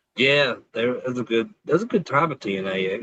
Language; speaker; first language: English; native; English